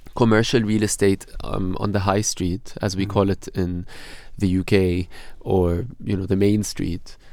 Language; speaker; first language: English; non-native, fluent; Arabic